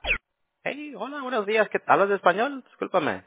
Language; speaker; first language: Spanish; non-native, learner; English